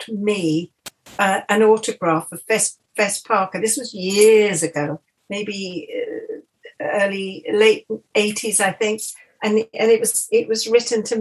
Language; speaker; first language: English; native; English